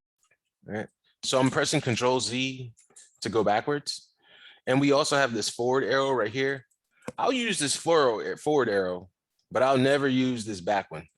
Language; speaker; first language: English; native; English